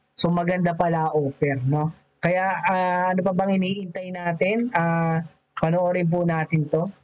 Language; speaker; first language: Filipino; native; Filipino